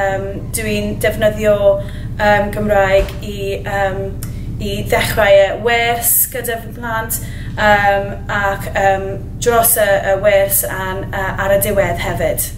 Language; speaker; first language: Welsh; non-native, learner; English